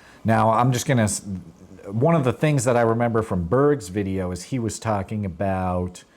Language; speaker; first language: English; native; English